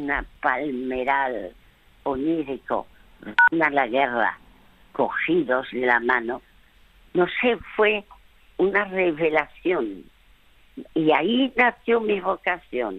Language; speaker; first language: Spanish; early bilingual, other home language; French